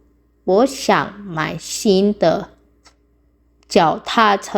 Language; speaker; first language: Chinese; non-native, fluent; Indonesian